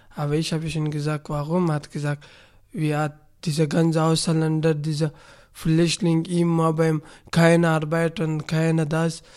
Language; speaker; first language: German; non-native, learner; Persian